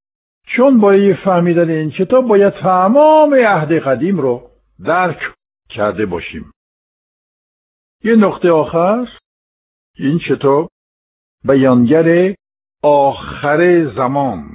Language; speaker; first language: Persian; non-native, fluent; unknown